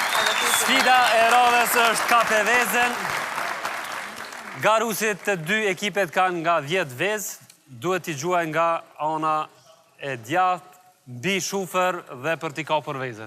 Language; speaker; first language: Albanian; native; Albanian